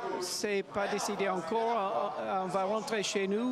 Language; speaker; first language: French; non-native, learner; English